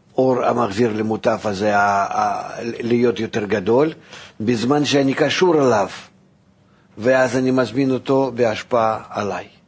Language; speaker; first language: Hebrew; non-native, fluent; Russian